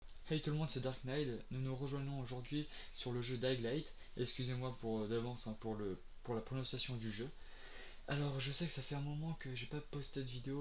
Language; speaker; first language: French; native; French